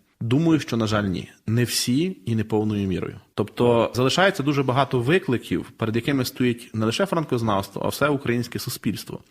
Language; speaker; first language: Ukrainian; native; Ukrainian